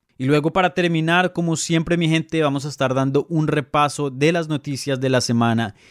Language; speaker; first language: Spanish; native; Spanish